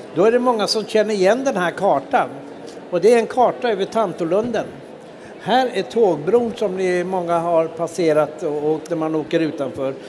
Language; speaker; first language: Swedish; native; Swedish